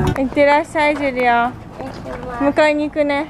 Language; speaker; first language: Japanese; native; Japanese